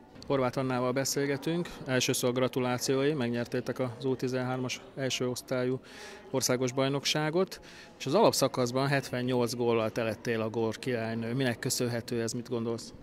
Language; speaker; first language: Hungarian; native; Hungarian